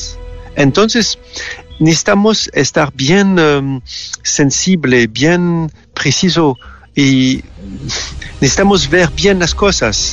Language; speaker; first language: Spanish; non-native, learner; French